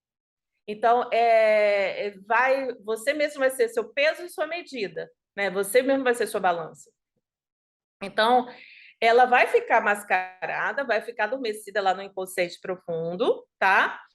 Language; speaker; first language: Portuguese; native; Portuguese